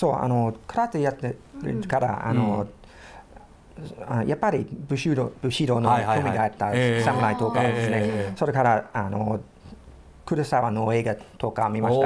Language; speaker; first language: Japanese; non-native, fluent; English